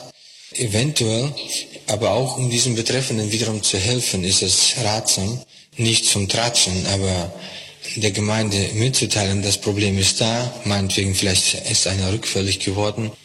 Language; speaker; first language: German; non-native, fluent; Russian